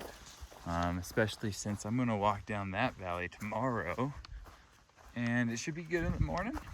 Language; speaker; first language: English; native; English